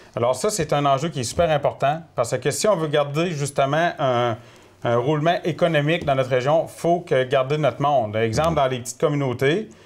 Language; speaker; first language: French; native; French